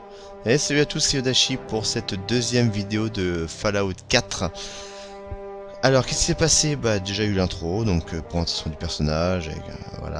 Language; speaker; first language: French; native; French